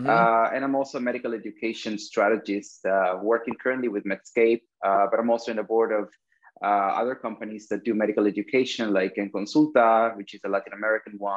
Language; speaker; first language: English; non-native, fluent; Spanish